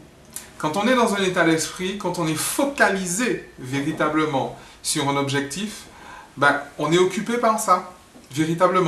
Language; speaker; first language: French; native; French